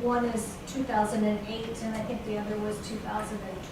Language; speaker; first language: English; native; English